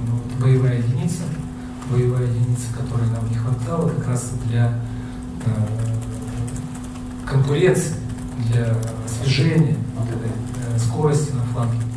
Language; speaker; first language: Russian; native; Russian